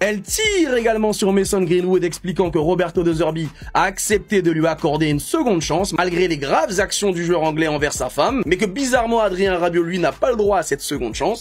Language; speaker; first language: French; native; French